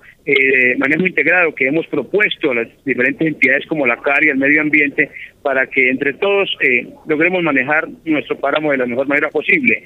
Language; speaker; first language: Spanish; native; Spanish